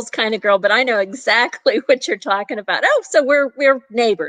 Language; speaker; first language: English; native; English